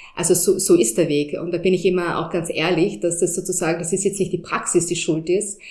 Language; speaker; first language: German; early bilingual, heritage; German